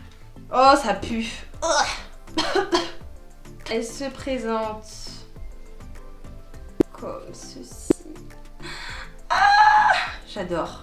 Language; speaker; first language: French; native; French